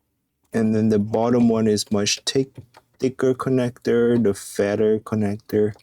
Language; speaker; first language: English; non-native, fluent; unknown